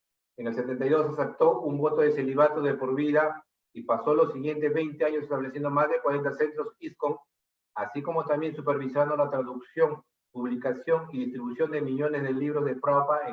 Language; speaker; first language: Spanish; native; Spanish